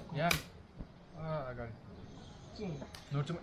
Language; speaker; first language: English; non-native, local second language; Nepali